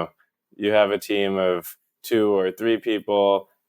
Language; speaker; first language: English; native; English